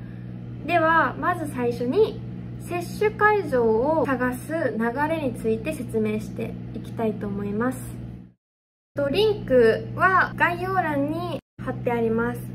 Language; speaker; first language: Japanese; early bilingual, heritage; Japanese